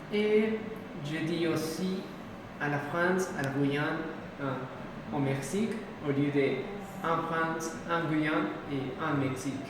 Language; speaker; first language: French; non-native, learner; Spanish